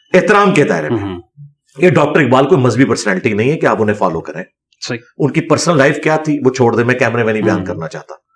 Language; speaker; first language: Urdu; native; Urdu